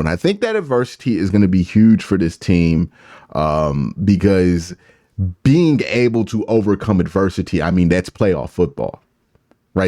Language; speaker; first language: English; native; English